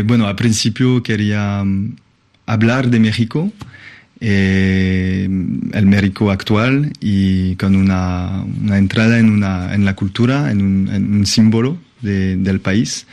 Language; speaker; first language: Spanish; non-native, fluent; French